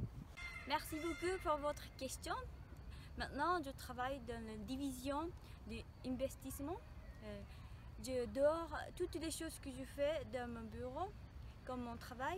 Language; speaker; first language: French; non-native, fluent; Japanese